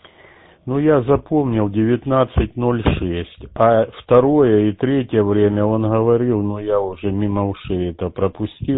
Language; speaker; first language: Russian; native; Russian